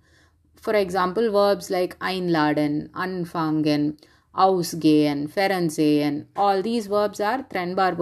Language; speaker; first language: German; non-native, fluent; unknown